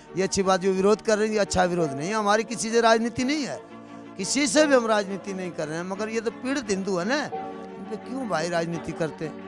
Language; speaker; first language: Urdu; non-native, local second language; Sindhi